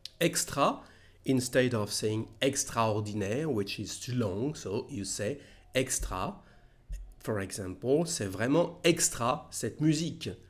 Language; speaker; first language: French; native; French